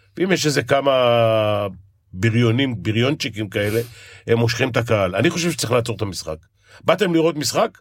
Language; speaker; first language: Hebrew; native; Hebrew